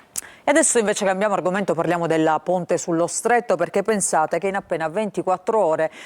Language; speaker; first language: Italian; native; Italian